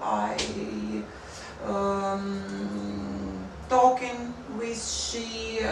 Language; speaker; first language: English; non-native, learner; Russian